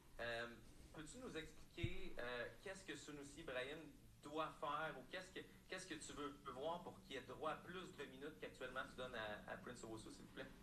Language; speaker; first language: French; native; French